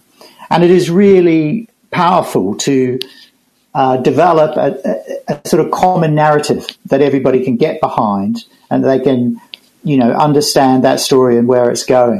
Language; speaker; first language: English; native; English